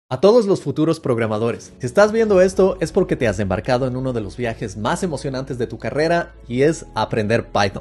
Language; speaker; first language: Spanish; native; Spanish